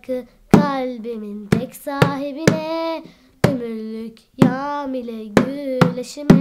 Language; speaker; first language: Turkish; early bilingual, other home language; Arabic